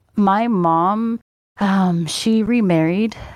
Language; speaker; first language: English; native; English